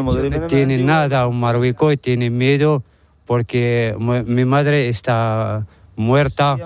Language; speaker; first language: Spanish; non-native, learner; Arabic